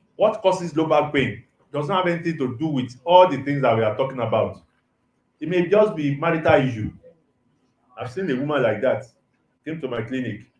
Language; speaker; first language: English; non-native, local second language; Yoruba